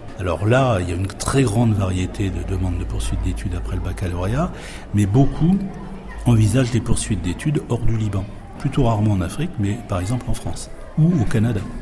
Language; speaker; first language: French; native; French